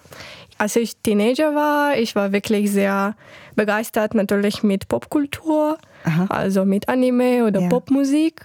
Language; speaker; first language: German; non-native, fluent; Ukrainian